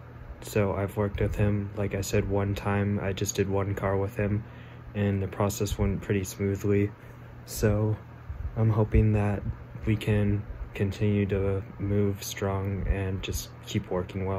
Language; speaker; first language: English; native; English